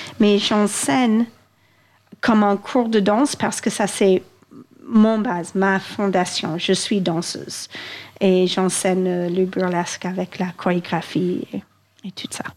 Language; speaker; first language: French; non-native, fluent; English